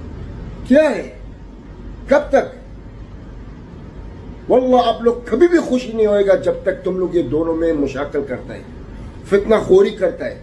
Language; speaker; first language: Hindi; non-native, fluent; Arabic